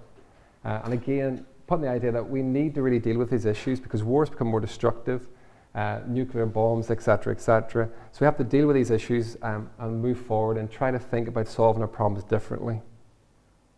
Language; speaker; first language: English; native; English